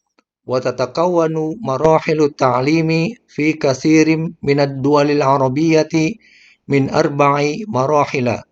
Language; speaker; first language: Arabic; non-native, fluent; Indonesian